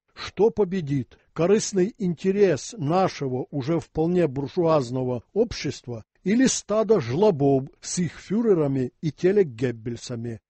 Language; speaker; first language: Russian; non-native, local second language; Ukrainian